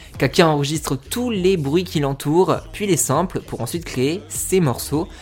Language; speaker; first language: French; native; French